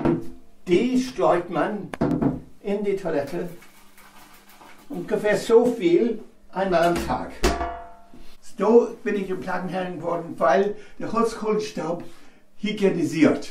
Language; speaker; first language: German; non-native, fluent; English